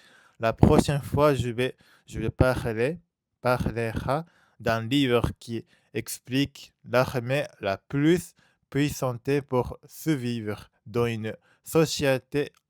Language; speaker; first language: French; non-native, learner; Japanese